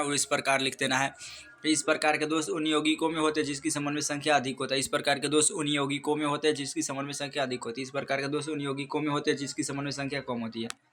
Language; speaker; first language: Hindi; native; Hindi